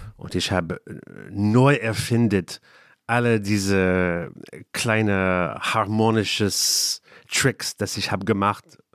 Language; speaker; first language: German; non-native, learner; English